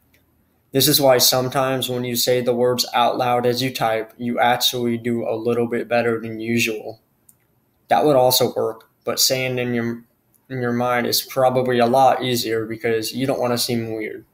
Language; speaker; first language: English; native; English